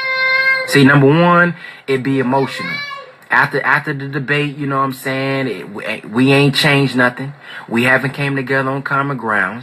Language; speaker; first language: English; native; English